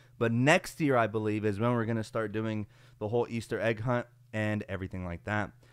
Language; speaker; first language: English; early bilingual, other home language; Spanish